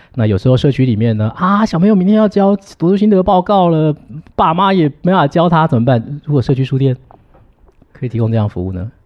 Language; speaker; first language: Chinese; native; Chinese